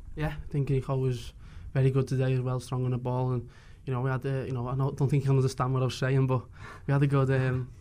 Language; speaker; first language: English; native; English